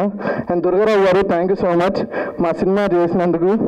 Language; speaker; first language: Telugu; native; Telugu